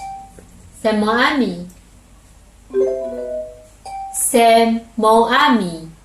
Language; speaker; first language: French; non-native, learner; Chinese